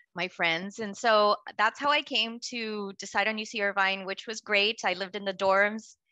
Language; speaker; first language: English; native; English